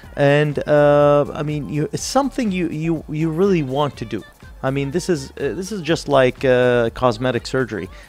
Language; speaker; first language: English; non-native, fluent; Arabic